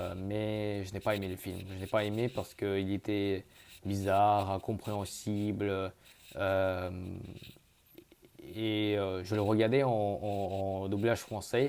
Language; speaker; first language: French; early bilingual, other home language; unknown